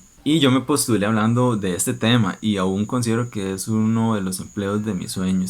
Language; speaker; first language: Spanish; native; Spanish